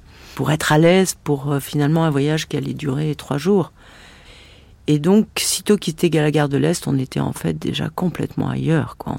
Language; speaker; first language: French; native; French